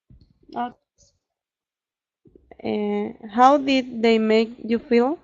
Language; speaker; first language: English; non-native, learner; Spanish